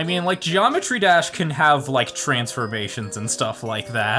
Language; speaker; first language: English; native; English